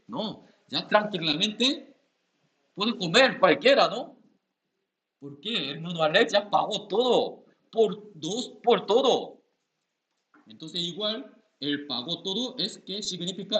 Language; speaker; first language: Spanish; non-native, learner; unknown